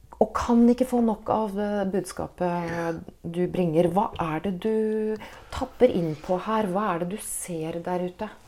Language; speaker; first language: Norwegian; native; Norwegian